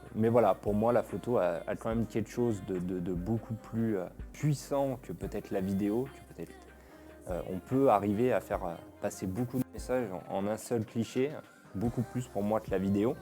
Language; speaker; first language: French; native; French